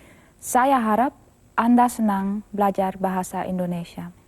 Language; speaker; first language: Indonesian; non-native, fluent; Dutch